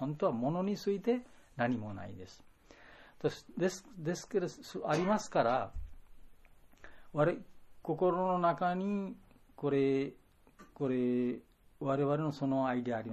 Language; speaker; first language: Japanese; non-native, fluent; Bangla